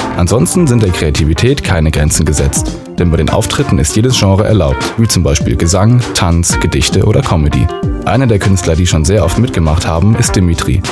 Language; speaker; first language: German; native; German